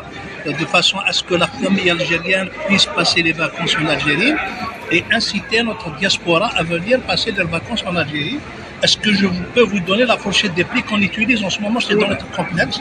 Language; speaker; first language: French; non-native, local second language; Arabic